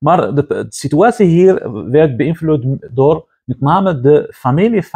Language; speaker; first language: Dutch; non-native, fluent; Arabic